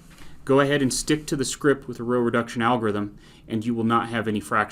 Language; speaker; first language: English; native; English